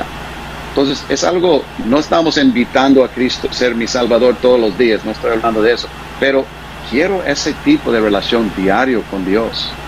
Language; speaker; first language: Spanish; non-native, fluent; English